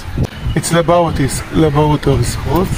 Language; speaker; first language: English; non-native, learner; Hebrew